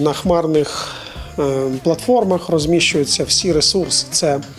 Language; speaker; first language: Ukrainian; native; Ukrainian